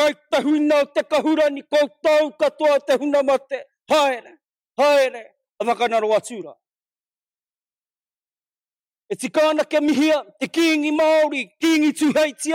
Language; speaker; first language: English; non-native, local second language; Māori